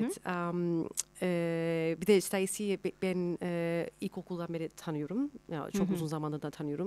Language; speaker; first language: Turkish; early bilingual, heritage; Turkish